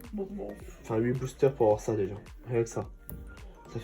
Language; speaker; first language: French; native; French